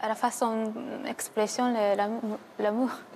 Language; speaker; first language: French; non-native, learner; Japanese